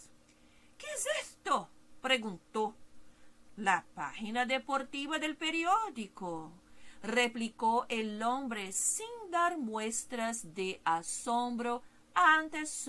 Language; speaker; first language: Spanish; non-native, fluent; Portuguese